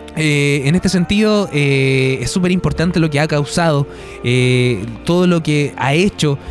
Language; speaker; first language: Spanish; native; Spanish